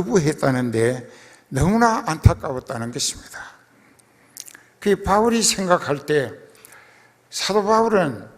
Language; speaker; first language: Korean; native; Korean